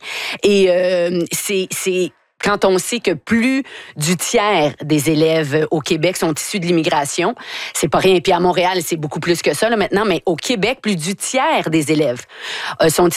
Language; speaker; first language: French; native; French